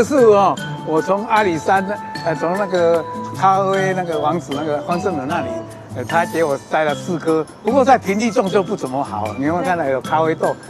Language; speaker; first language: Chinese; native; Chinese